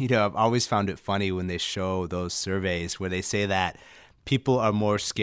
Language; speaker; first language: English; early bilingual, other home language; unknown